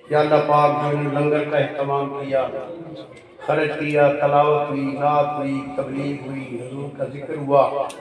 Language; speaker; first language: Urdu; non-native, local second language; Punjabi